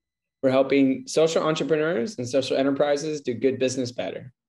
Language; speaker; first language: English; native; English